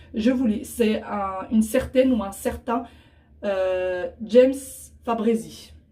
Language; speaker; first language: French; early bilingual, other home language; Arabic